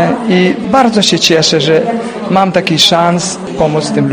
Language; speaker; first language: Polish; non-native, fluent; Ukrainian